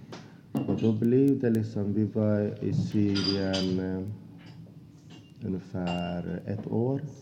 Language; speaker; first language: Swedish; non-native, fluent; Azerbaijani